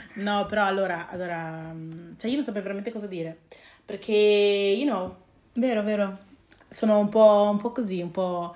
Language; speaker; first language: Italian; early bilingual, other home language; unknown